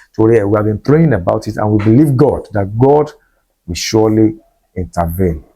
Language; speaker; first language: English; non-native, local second language; Yoruba